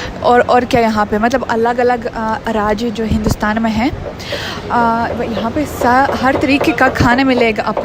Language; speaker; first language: Hindi; non-native, fluent; Russian